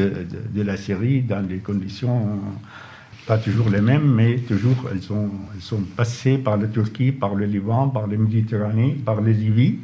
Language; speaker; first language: French; non-native, fluent; Arabic